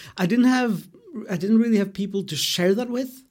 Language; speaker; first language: English; non-native, fluent; Greek